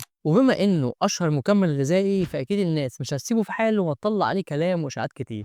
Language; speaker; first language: Arabic; native; Arabic